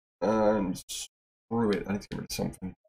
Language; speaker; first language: English; native; English